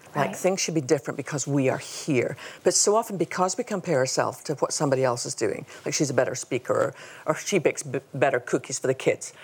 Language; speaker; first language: English; native; English